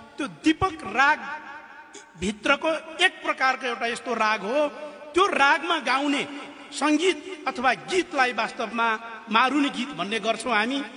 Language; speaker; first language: Nepali; non-native, local second language; Eastern Tamang